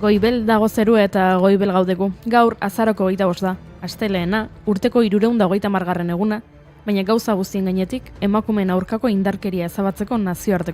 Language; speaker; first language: Basque; native; Basque